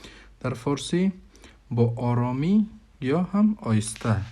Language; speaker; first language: Persian; non-native, fluent; Urdu